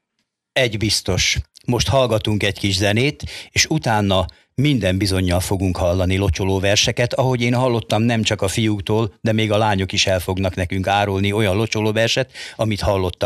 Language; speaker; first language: Hungarian; native; Hungarian